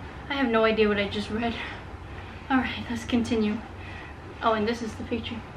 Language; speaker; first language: English; native; English